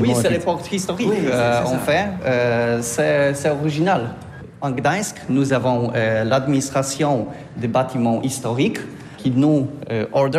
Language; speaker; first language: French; non-native, learner; Polish